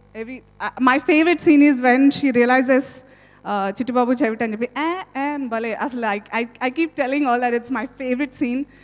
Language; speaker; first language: English; non-native, local second language; Telugu